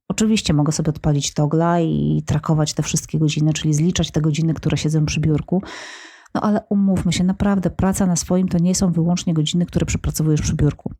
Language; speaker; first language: Polish; native; Polish